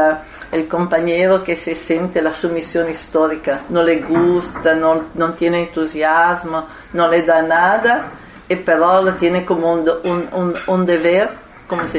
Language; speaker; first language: Spanish; non-native, fluent; Italian